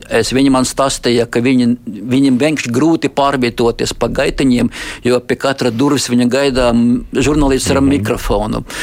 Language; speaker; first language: Latvian; non-native, local second language; Russian